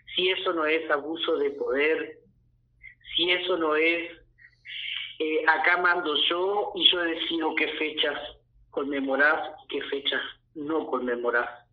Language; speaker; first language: Spanish; native; Spanish